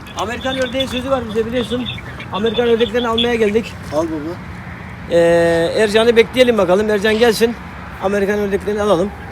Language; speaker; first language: Turkish; native; Turkish